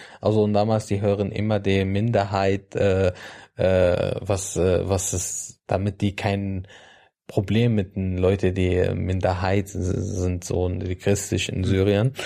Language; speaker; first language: German; non-native, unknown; Arabic